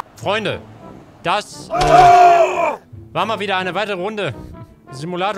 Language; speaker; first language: German; native; German